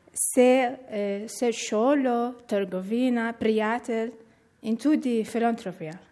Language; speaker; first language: Slovenian; non-native, learner; Arabic